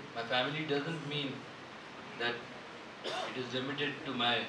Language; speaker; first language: English; non-native, local second language; Marathi